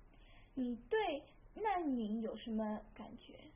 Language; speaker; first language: Chinese; early bilingual, heritage; Chinese